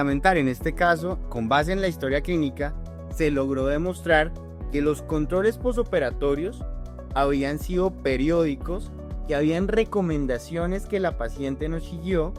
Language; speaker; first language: Spanish; native; Spanish